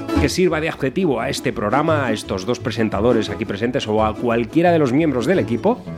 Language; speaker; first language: Spanish; native; Spanish